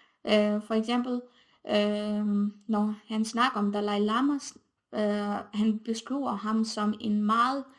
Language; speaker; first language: Danish; non-native, fluent; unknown